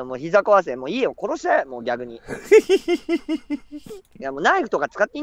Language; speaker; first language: Japanese; native; Japanese